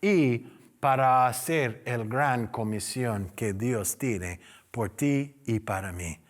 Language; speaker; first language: Spanish; non-native, learner; English